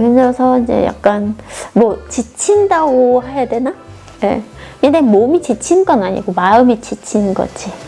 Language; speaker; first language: Korean; non-native, fluent; Khmer